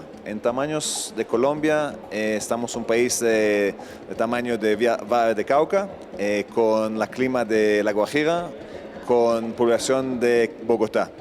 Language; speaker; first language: Spanish; non-native, fluent; Hebrew